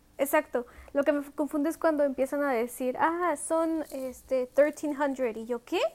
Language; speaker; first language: Spanish; early bilingual, heritage; Spanish